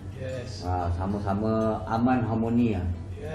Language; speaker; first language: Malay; non-native, local second language; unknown